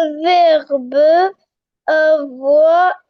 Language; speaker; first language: French; non-native, learner; Arabic